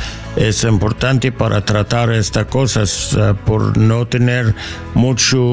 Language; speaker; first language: Spanish; non-native, learner; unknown